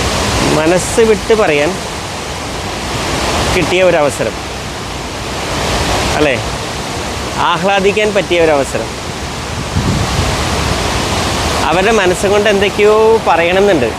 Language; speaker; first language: Malayalam; native; Malayalam